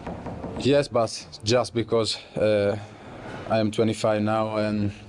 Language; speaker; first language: English; non-native, fluent; Italian